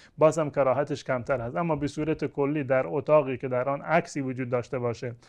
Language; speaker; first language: Persian; non-native, local second language; Baluchi